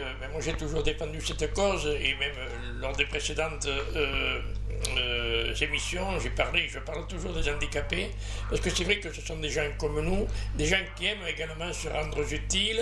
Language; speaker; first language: French; native; French